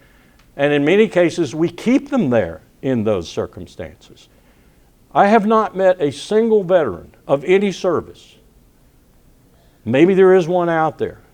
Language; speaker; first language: English; native; English